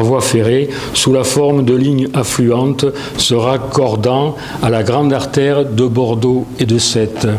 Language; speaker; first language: French; native; French